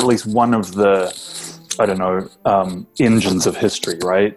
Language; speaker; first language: English; native; English